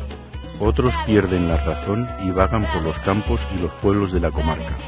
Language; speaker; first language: Spanish; native; Spanish